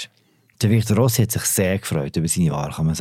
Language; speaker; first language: German; native; German